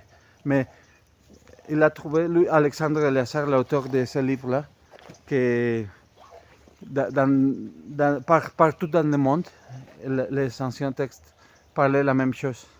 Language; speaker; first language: French; non-native, fluent; Spanish